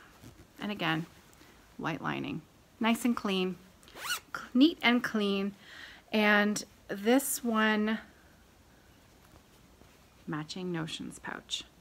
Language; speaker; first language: English; native; English